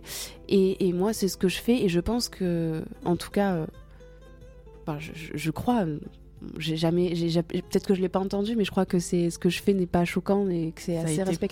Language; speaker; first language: French; native; French